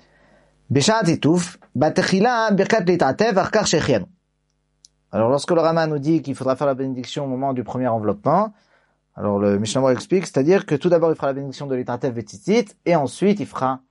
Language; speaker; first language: French; native; French